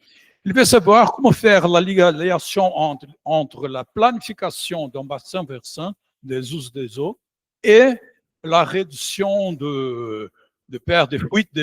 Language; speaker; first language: French; non-native, learner; Portuguese